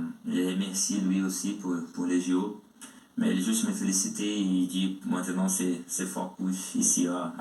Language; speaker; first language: French; non-native, learner; Portuguese